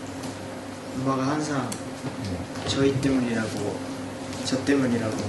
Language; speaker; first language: Korean; non-native, fluent; Japanese